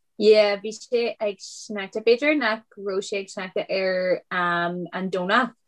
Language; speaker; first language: Irish; non-native, local second language; English